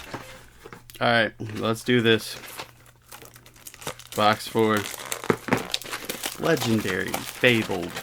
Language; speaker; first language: English; native; English